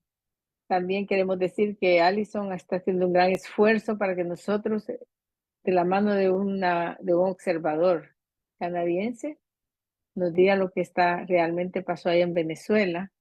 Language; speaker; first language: Spanish; native; Spanish